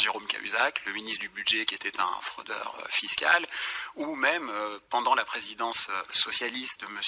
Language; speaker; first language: French; native; French